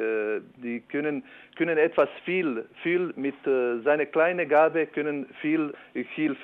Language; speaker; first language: German; non-native, learner; Albanian